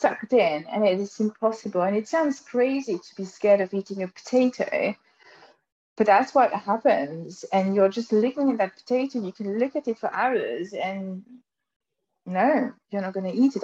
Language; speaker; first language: English; non-native, fluent; French